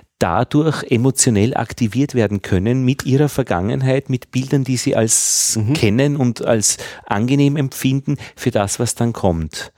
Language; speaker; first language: German; native; German